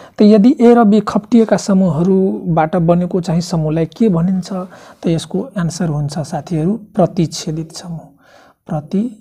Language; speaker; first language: Nepali; non-native, local second language; Maithili